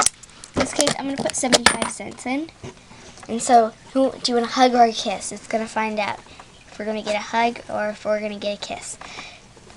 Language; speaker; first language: English; native; English